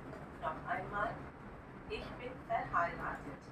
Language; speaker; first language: German; non-native, fluent; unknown